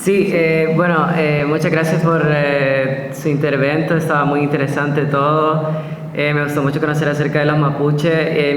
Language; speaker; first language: Spanish; non-native, fluent; Italian